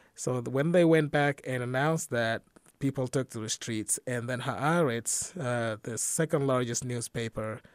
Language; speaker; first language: English; non-native, fluent; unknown